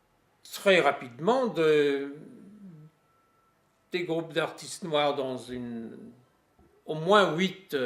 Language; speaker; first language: French; non-native, fluent; English